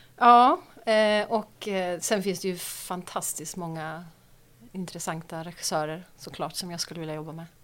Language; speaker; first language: Swedish; native; Swedish